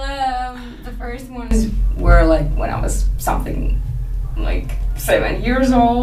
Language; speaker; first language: English; non-native, fluent; Finnish